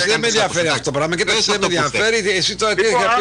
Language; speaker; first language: Greek; native; Greek